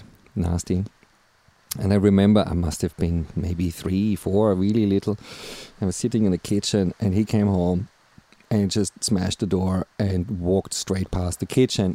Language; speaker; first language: English; non-native, fluent; German